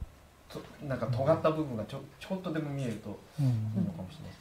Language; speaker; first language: Japanese; native; Japanese